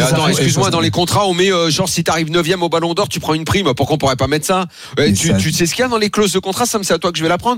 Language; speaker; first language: French; native; French